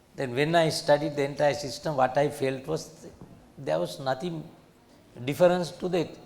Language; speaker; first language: English; non-native, local second language; Sinhala